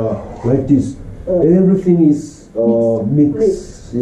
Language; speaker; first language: English; non-native, learner; Japanese